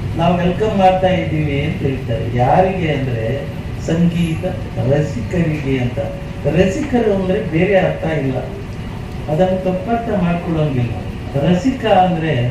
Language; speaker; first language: Kannada; non-native, local second language; Telugu